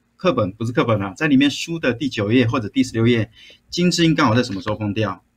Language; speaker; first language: Chinese; native; Chinese